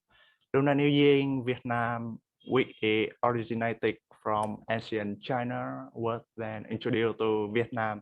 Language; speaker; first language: English; non-native, learner; Vietnamese